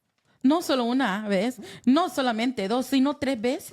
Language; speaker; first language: Spanish; early bilingual, heritage; Spanish